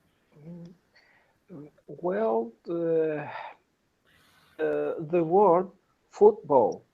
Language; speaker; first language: English; non-native, learner; Persian